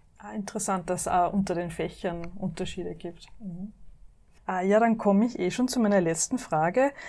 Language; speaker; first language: German; native; German